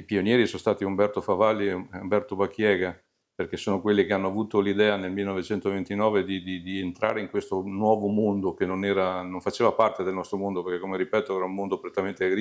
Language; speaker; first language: Italian; native; Italian